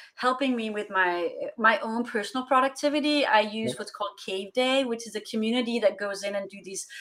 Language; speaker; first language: English; non-native, fluent; Danish